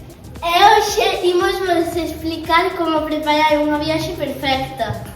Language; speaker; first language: Galician; non-native, local second language; Spanish